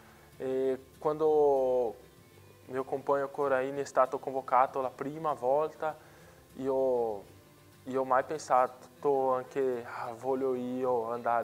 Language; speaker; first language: Italian; non-native, learner; Portuguese